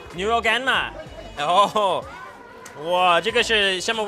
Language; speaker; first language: Chinese; non-native, learner; English